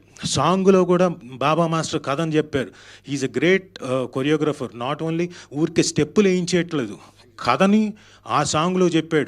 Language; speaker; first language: Telugu; native; Telugu